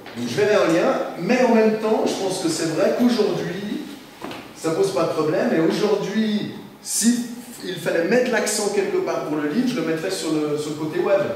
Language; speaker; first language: French; native; French